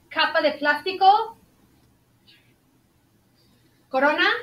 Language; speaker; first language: Spanish; non-native, fluent; English